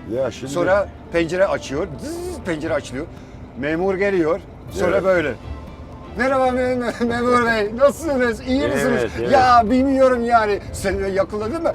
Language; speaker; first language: Turkish; non-native, fluent; Dutch